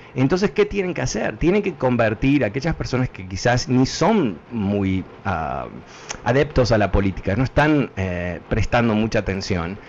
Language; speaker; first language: Spanish; early bilingual, heritage; Spanish